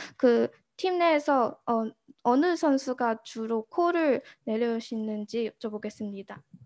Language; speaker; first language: Korean; non-native, fluent; Chinese